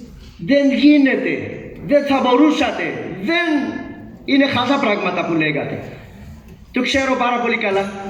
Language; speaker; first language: Greek; non-native, fluent; Urdu